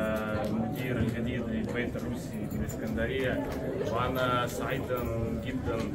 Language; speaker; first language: Arabic; non-native, learner; Russian